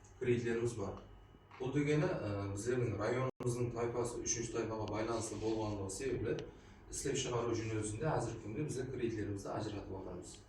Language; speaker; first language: Uzbek; non-native, local second language; Kara-Kalpak